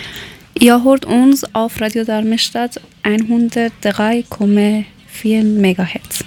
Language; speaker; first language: German; non-native, learner; Persian